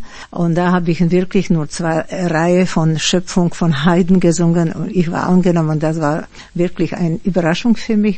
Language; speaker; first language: German; non-native, fluent; Slovak